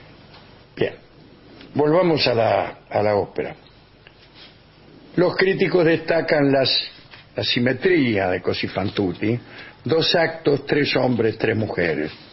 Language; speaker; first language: Spanish; native; Spanish